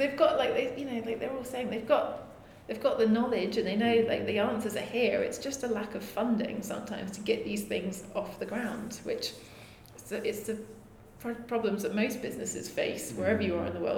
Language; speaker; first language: English; native; English